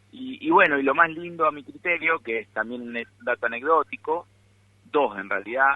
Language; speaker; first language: Spanish; native; Spanish